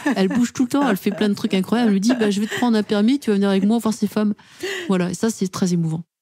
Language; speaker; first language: French; native; French